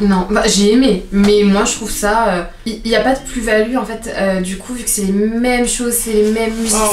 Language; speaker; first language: French; native; French